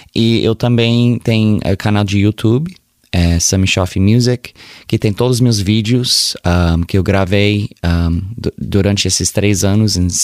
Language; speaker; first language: Portuguese; early bilingual, heritage; Portuguese